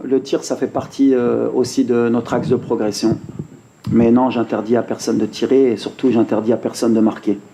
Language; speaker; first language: French; native; French